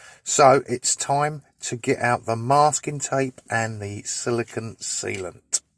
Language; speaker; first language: English; native; English